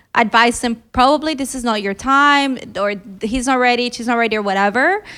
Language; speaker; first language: English; early bilingual, other home language; Filipino